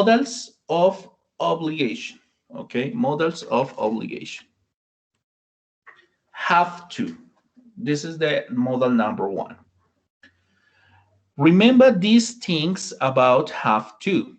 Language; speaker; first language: English; non-native, fluent; Spanish